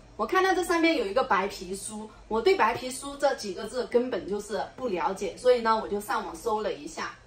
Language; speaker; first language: Chinese; native; Chinese